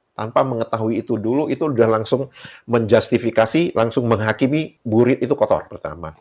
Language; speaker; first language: Indonesian; native; Indonesian